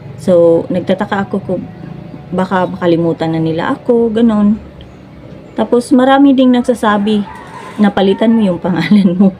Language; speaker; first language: Filipino; non-native, local second language; Cebuano